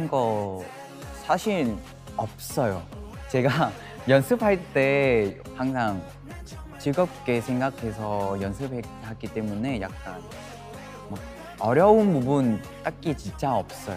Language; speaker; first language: Korean; non-native, fluent; Vietnamese